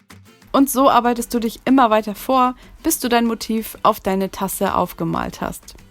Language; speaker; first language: German; native; German